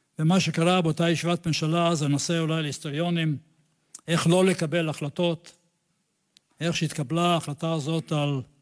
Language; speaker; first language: Hebrew; non-native, fluent; English